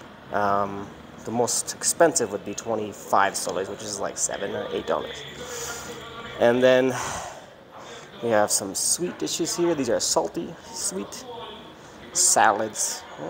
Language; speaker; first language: English; native; English